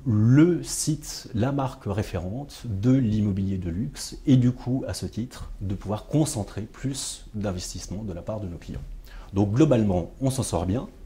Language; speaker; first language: French; native; French